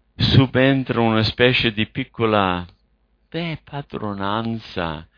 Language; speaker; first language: Italian; non-native, fluent; English